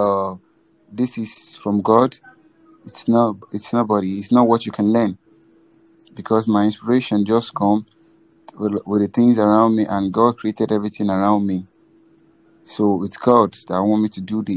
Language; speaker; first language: English; non-native, local second language; Yoruba